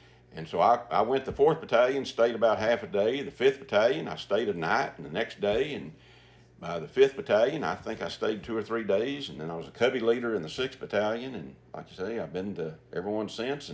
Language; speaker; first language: English; native; English